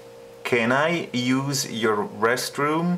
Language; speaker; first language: English; non-native, fluent; German